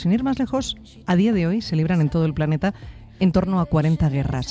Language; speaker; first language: Spanish; native; Spanish